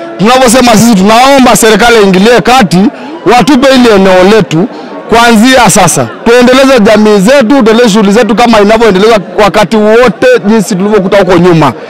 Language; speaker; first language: Swahili; non-native, local second language; Masai